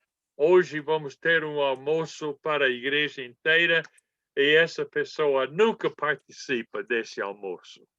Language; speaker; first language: Portuguese; non-native, fluent; English